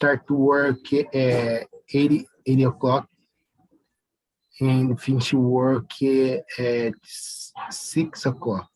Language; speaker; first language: English; non-native, learner; Portuguese